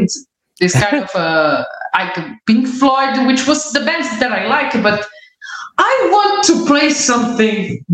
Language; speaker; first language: English; non-native, learner; Portuguese